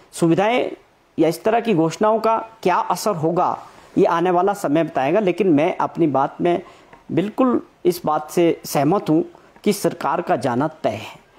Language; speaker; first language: Hindi; native; Hindi